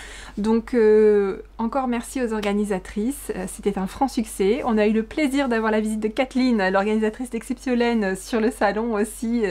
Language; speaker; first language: French; native; French